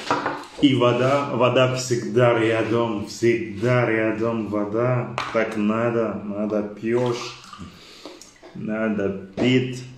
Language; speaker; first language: Russian; non-native, learner; French